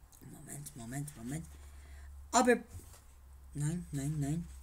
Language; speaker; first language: German; non-native, learner; English